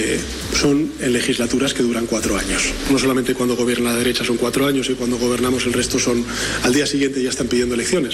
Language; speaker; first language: Spanish; native; Spanish